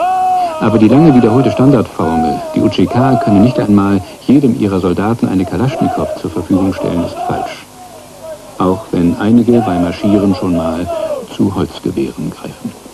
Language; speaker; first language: German; native; German